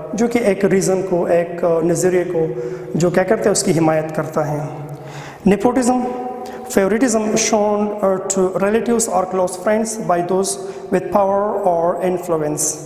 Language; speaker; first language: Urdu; non-native, local second language; Pashto